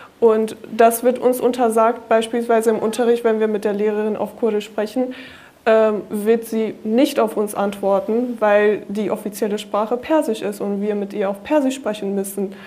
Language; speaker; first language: German; non-native, fluent; Kurdish